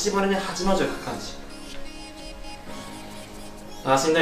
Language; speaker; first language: Japanese; native; Japanese